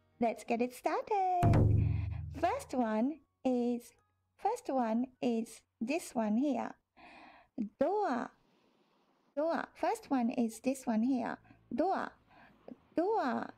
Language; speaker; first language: English; non-native, fluent; Japanese